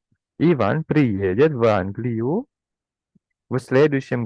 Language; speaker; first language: Russian; non-native, fluent; Indonesian